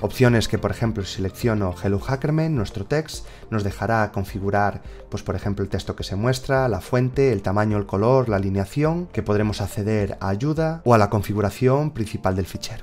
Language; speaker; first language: Spanish; native; Spanish